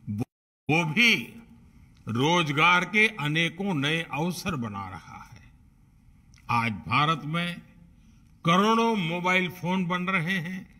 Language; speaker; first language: Hindi; non-native, local second language; Gujarati